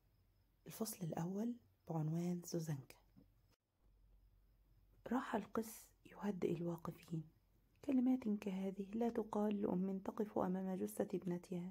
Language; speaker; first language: Arabic; native; Arabic